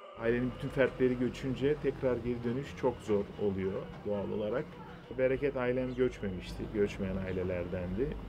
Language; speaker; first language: Turkish; non-native, local second language; Greek